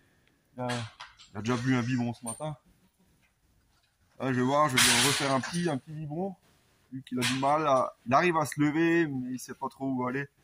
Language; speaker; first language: French; native; French